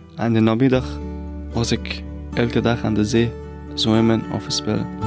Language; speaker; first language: Dutch; non-native, fluent; Persian